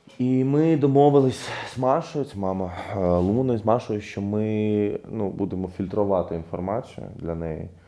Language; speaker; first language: Ukrainian; non-native, fluent; Arabic